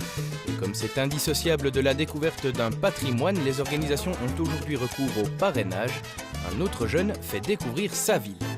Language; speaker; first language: French; native; French